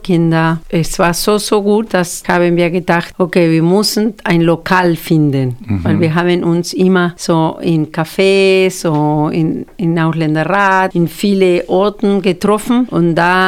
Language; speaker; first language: German; non-native, fluent; Spanish